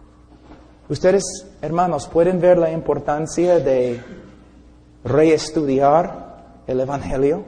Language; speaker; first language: Spanish; non-native, fluent; English